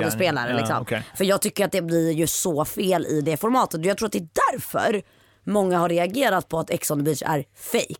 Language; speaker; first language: Swedish; native; Swedish